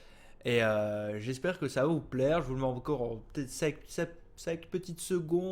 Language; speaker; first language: French; native; French